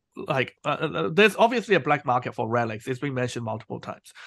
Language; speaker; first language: English; non-native, fluent; Burmese